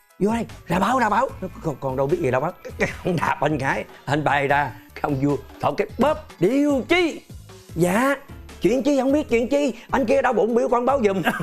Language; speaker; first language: Vietnamese; native; Vietnamese